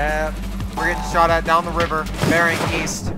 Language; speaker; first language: English; native; English